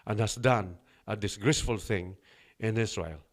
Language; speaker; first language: English; non-native, local second language; Filipino